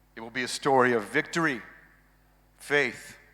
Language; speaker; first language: English; native; English